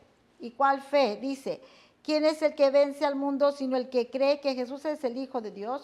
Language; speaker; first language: Spanish; native; Spanish